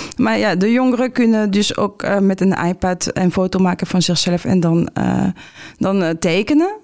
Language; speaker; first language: Dutch; non-native, fluent; French